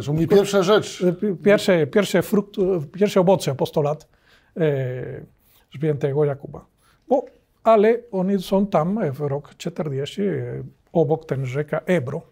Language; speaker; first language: Polish; non-native, learner; Spanish